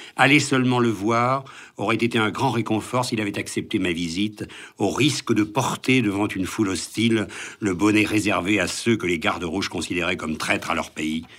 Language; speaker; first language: French; native; French